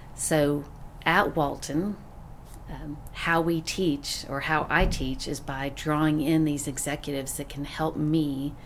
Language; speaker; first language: English; native; English